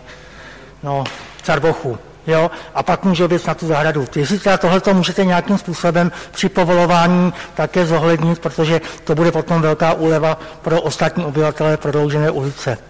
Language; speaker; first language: Czech; native; Czech